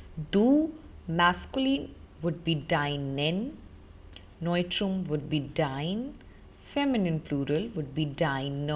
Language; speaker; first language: German; non-native, fluent; Hindi